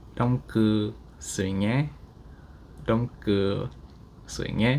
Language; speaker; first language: Vietnamese; non-native, learner; English